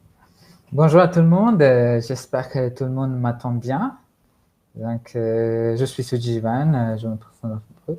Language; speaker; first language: French; non-native, fluent; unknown